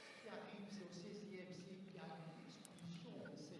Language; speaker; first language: French; non-native, fluent; Portuguese